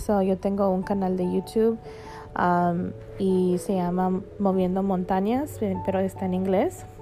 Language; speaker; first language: Spanish; early bilingual, heritage; Spanish